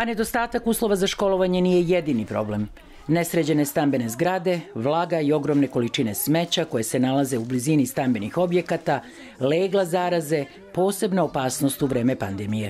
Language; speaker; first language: Serbian; native; Serbian